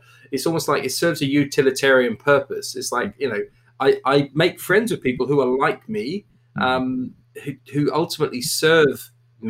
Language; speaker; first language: English; native; English